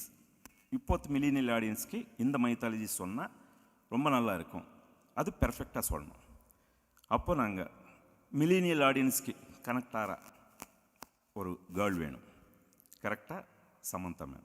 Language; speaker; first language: Tamil; non-native, local second language; Telugu